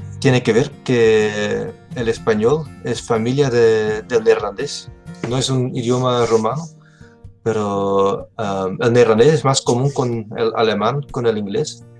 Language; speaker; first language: Spanish; non-native, fluent; Dutch